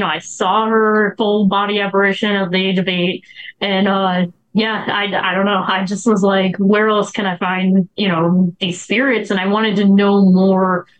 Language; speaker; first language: English; native; English